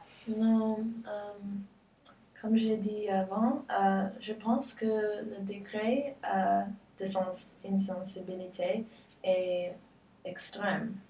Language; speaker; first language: French; non-native, learner; English